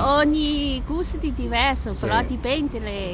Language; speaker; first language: Italian; non-native, learner; Chinese